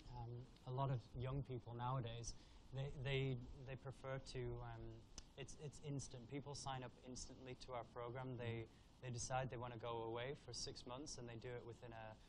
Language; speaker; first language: English; native; English